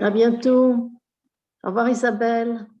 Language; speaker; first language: French; native; French